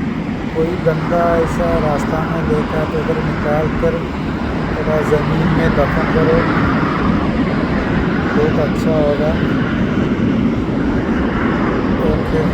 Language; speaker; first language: Hindi; non-native, local second language; Malayalam